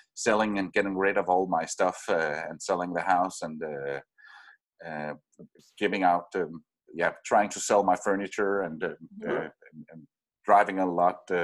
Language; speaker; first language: English; non-native, fluent; Danish